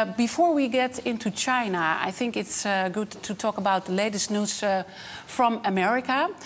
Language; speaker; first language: English; non-native, fluent; Dutch